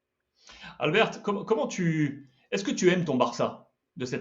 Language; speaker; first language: French; native; French